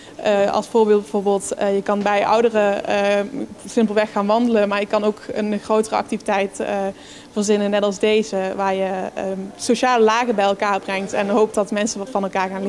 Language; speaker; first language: Dutch; native; Dutch